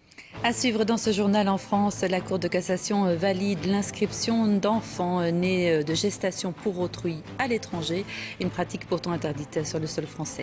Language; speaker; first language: French; native; French